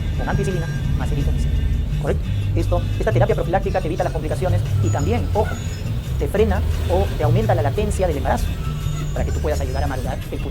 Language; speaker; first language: Spanish; native; Spanish